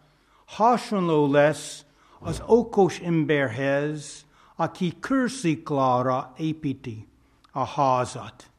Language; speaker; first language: Hungarian; non-native, fluent; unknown